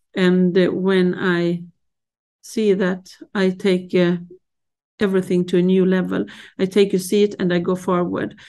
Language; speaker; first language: English; non-native, fluent; Swedish